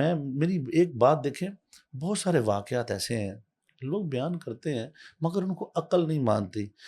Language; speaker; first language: Urdu; native; Urdu